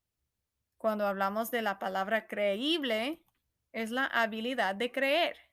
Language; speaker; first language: Spanish; non-native, fluent; English